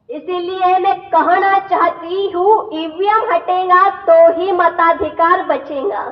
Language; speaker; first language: Hindi; non-native, local second language; Marathi